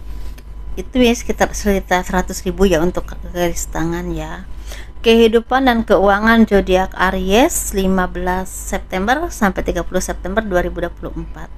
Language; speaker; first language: Indonesian; native; Indonesian